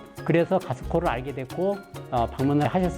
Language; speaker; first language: Korean; native; Korean